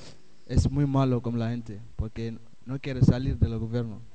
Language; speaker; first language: Spanish; non-native, learner; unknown